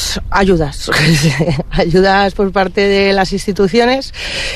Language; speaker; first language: Spanish; native; Spanish